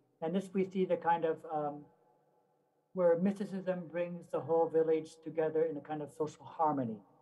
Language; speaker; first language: English; native; English